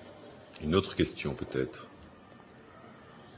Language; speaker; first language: French; native; French